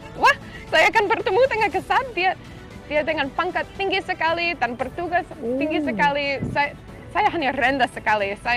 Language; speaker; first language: Indonesian; non-native, learner; English